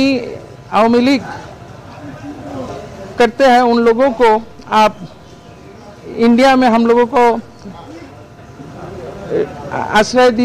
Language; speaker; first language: Hindi; non-native, local second language; Bangla